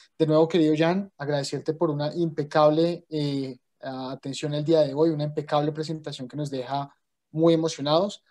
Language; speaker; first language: Spanish; native; Spanish